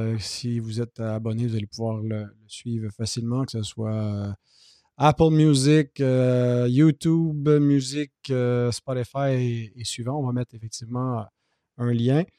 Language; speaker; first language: French; native; French